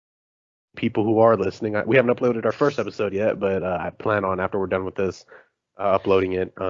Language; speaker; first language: English; native; English